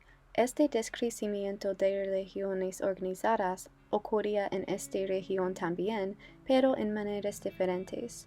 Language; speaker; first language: Spanish; non-native, learner; English